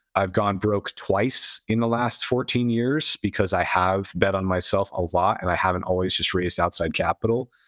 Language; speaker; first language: English; native; English